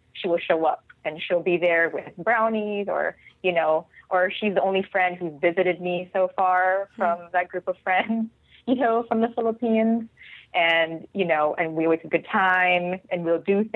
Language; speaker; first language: English; non-native, local second language; Filipino